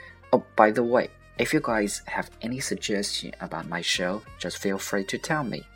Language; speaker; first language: English; non-native, fluent; Chinese